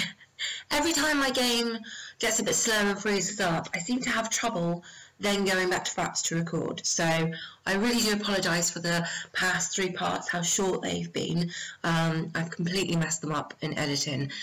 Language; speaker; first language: English; native; English